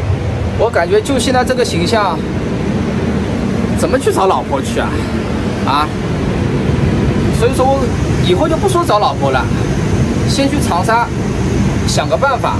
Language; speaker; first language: Chinese; non-native, local second language; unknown